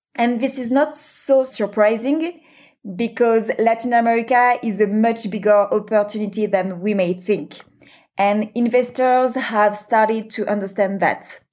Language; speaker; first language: English; non-native, fluent; French